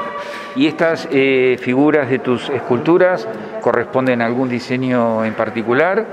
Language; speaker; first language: Spanish; native; Spanish